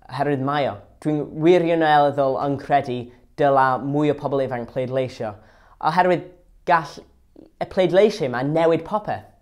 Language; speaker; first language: Welsh; non-native, local second language; English